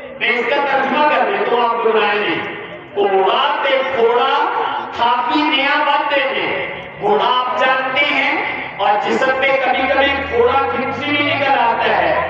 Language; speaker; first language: Urdu; non-native, local second language; Punjabi